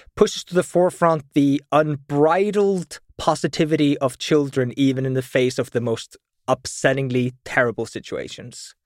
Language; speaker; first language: English; non-native, fluent; German